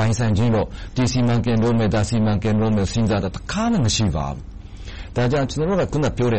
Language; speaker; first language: Burmese; non-native, fluent; Japanese